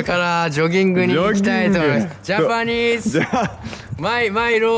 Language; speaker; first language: Japanese; native; Japanese